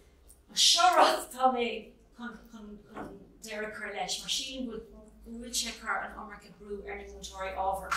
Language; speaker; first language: Irish; non-native, local second language; English